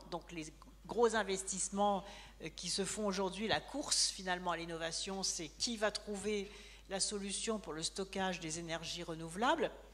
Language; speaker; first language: French; native; French